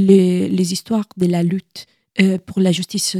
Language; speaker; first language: French; non-native, learner; Italian